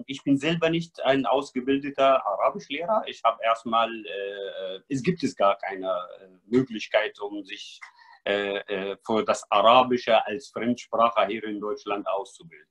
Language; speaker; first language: German; non-native, fluent; Arabic